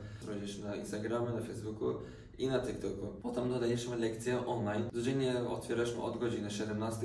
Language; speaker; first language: Polish; non-native, fluent; Ukrainian